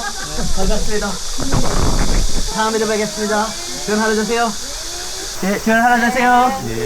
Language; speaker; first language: Korean; non-native, fluent; English